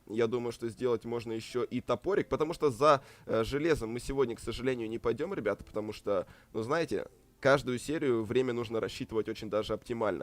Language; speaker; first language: Russian; native; Russian